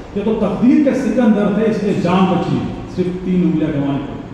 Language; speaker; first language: Hindi; non-native, local second language; Marathi